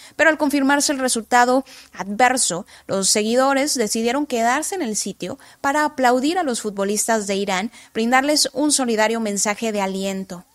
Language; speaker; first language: Spanish; native; Spanish